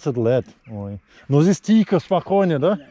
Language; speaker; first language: Russian; non-native, learner; English